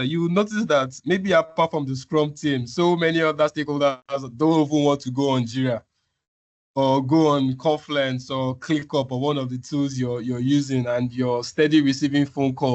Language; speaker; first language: English; non-native, local second language; Yoruba